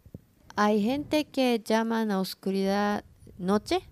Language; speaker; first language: Spanish; non-native, learner; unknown